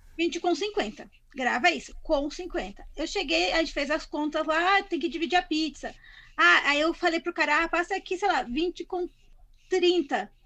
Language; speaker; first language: Portuguese; native; Portuguese